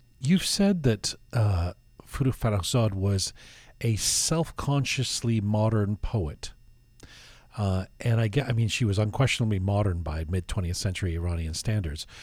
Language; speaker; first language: English; early bilingual, other home language; Persian